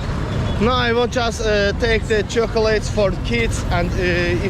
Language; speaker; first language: English; non-native, learner; Azerbaijani